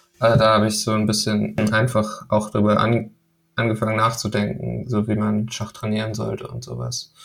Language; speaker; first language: German; early bilingual, other home language; Danish